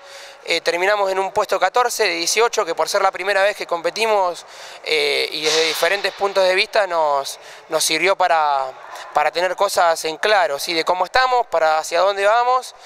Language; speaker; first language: Spanish; native; Spanish